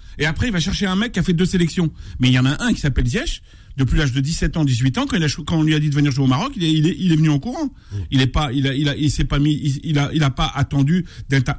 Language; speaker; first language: French; non-native, local second language; Arabic